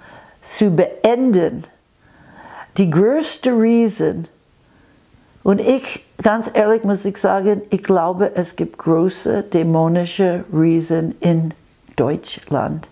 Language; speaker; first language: German; non-native, fluent; English